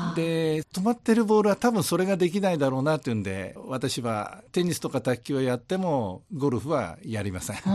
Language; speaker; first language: Japanese; native; Japanese